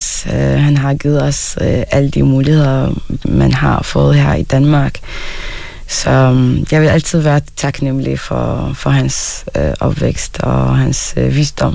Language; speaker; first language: Danish; early bilingual, other home language; Arabic